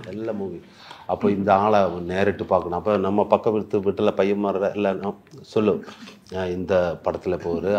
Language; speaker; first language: Tamil; non-native, learner; Malayalam